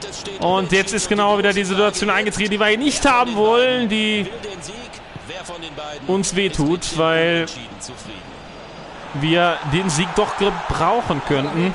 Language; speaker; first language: German; native; German